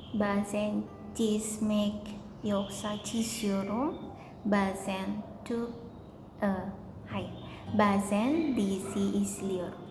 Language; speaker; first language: Turkish; non-native, learner; Indonesian